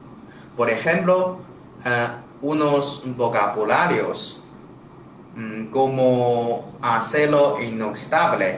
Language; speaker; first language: Spanish; non-native, learner; Chinese